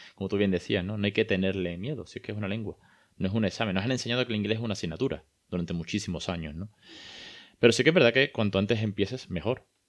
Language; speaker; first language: Spanish; native; Spanish